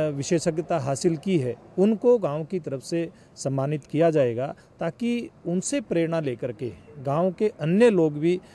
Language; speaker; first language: Hindi; native; Hindi